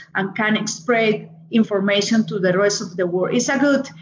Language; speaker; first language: English; non-native, learner; Spanish